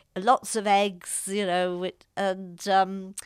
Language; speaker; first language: English; native; English